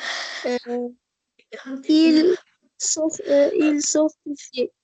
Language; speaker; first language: French; non-native, learner; Arabic